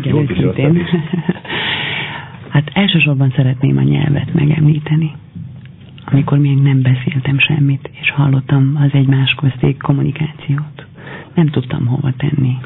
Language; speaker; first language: Hungarian; non-native, fluent; Albanian